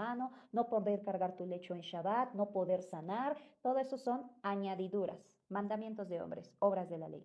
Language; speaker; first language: Spanish; native; Spanish